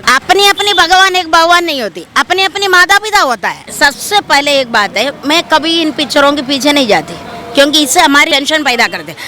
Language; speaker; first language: Hindi; non-native, local second language; Malayalam